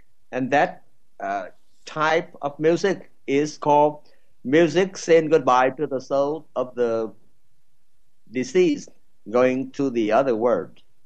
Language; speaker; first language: English; non-native, fluent; Vietnamese